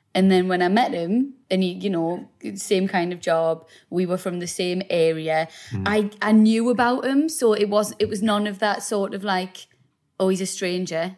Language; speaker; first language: English; native; English